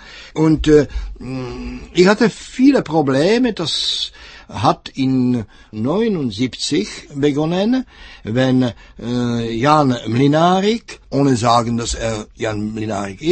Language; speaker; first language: German; non-native, fluent; Czech